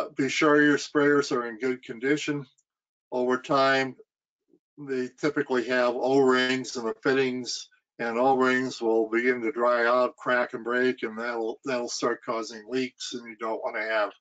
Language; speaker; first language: English; native; English